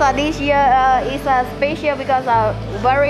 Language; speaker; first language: English; non-native, learner; Thai